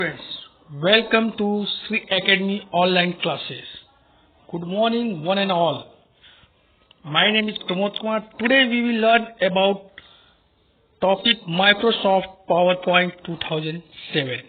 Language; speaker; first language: English; non-native, local second language; Hindi